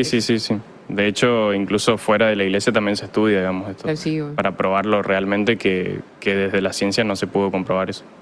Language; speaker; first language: Spanish; native; Spanish